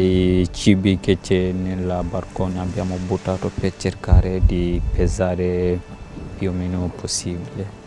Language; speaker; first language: Italian; non-native, fluent; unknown